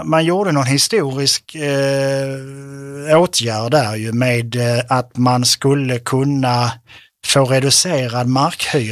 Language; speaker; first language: Swedish; native; Swedish